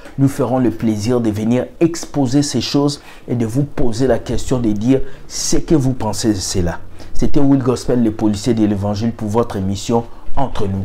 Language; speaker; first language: French; non-native, local second language; Lingala